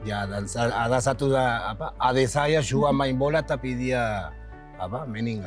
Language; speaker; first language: Indonesian; non-native, learner; Spanish